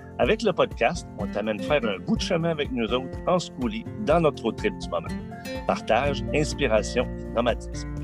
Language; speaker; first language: French; native; French